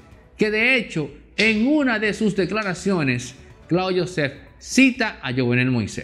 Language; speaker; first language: Spanish; native; Spanish